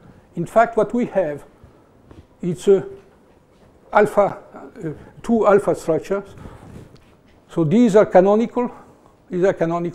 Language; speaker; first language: English; non-native, fluent; French